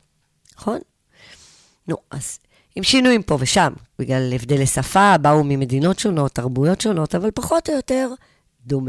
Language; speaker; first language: Hebrew; native; Hebrew